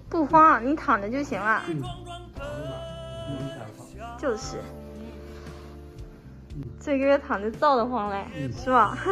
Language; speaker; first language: Chinese; native; Chinese